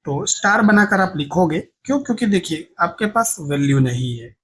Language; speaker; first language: Hindi; non-native, local second language; Gujarati